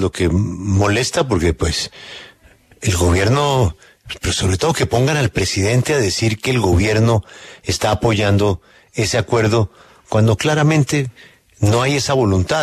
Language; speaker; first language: Spanish; native; Spanish